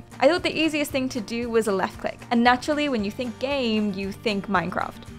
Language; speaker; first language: English; native; English